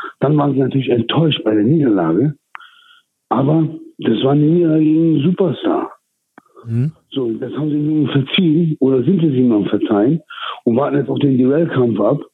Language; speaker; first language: German; early bilingual, other home language; Turkish